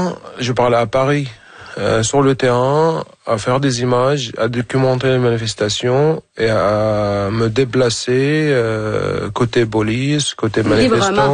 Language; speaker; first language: French; non-native, fluent; Arabic